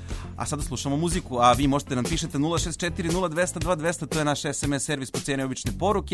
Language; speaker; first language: Serbian; native; Serbian